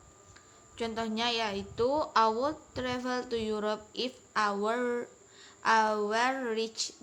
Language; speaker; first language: English; non-native, learner; Indonesian